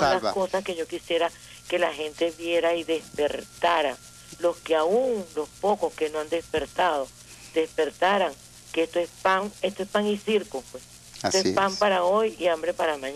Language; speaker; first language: Spanish; native; Spanish